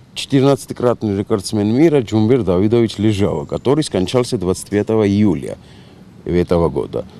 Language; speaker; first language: Russian; non-native, local second language; Georgian